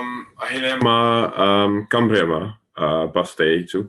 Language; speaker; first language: Nepali; non-native, learner; English